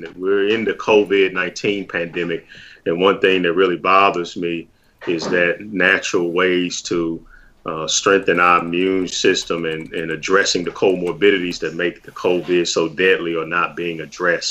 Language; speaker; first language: English; native; English